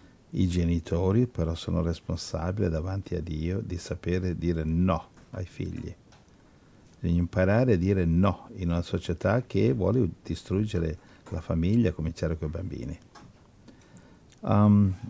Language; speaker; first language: Italian; native; Italian